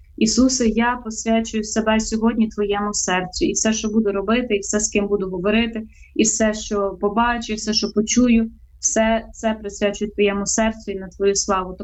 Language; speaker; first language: Ukrainian; native; Ukrainian